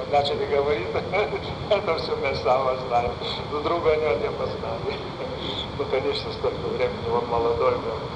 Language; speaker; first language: Russian; non-native, fluent; Lithuanian